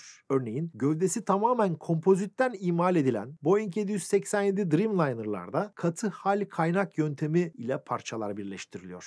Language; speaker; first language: Turkish; native; Turkish